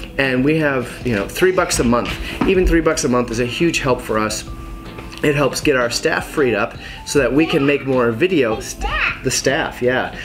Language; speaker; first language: English; native; English